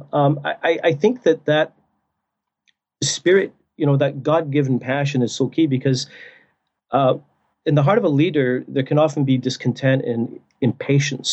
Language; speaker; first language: English; native; English